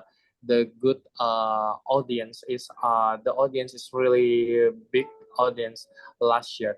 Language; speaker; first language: English; non-native, learner; Indonesian